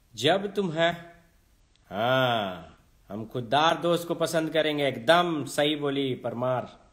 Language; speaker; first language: Hindi; native; Hindi